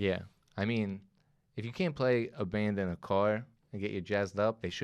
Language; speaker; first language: English; native; English